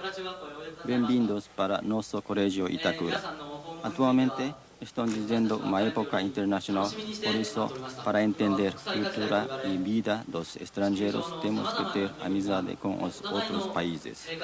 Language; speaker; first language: Portuguese; non-native, learner; Japanese